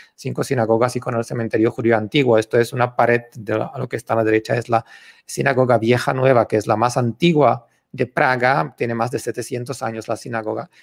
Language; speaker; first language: Spanish; non-native, fluent; Czech